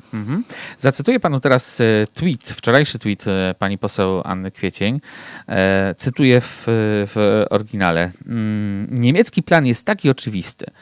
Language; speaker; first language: Polish; native; Polish